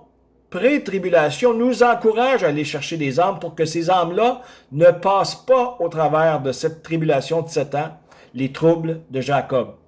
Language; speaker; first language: French; native; French